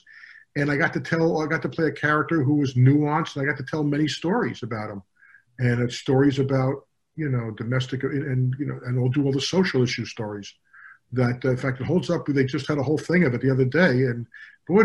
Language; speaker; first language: English; native; English